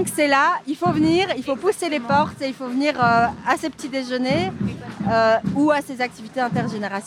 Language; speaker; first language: French; native; French